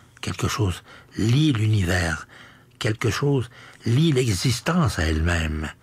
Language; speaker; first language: French; native; French